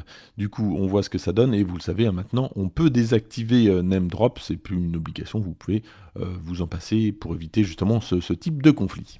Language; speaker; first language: French; native; French